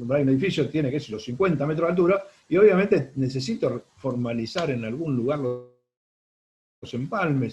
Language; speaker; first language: Spanish; native; Spanish